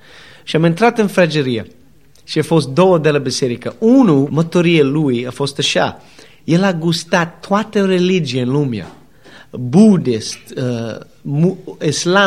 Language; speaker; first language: Romanian; non-native, learner; English